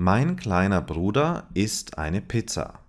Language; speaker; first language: German; non-native, fluent; English